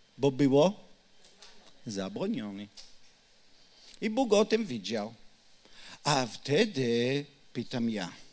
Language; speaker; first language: Polish; non-native, learner; Hebrew